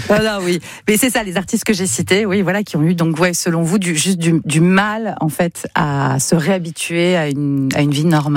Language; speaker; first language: French; native; French